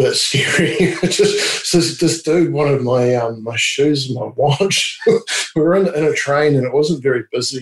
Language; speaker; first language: English; native; English